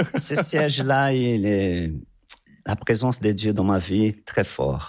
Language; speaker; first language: French; non-native, fluent; Portuguese